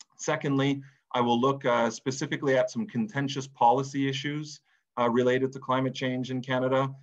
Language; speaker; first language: English; native; English